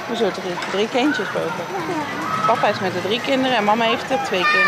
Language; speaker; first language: Dutch; native; Dutch